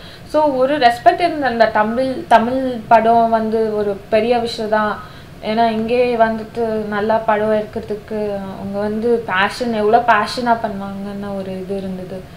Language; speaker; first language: Tamil; non-native, fluent; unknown